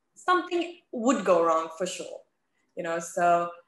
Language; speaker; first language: English; native; English